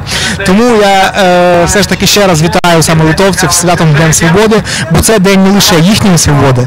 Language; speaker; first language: Ukrainian; native; Ukrainian